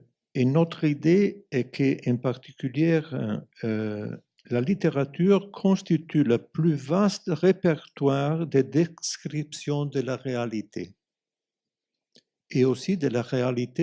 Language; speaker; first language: French; non-native, fluent; Italian